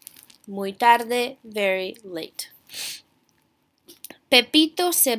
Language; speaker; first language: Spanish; non-native, fluent; English